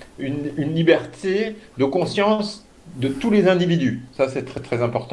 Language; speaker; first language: French; native; French